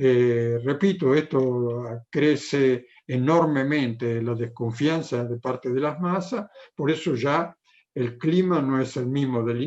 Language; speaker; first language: Spanish; non-native, fluent; Italian